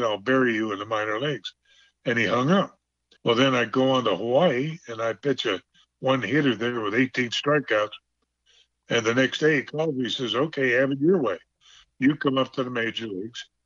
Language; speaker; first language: English; native; English